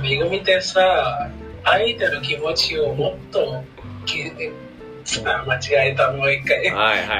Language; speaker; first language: Japanese; non-native, learner; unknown